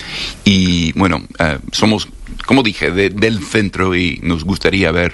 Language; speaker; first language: Spanish; non-native, fluent; English